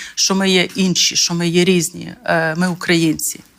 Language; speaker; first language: Ukrainian; native; Ukrainian